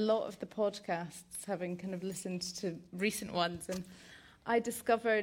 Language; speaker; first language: English; native; English